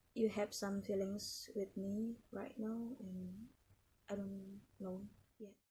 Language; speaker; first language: English; non-native, learner; Indonesian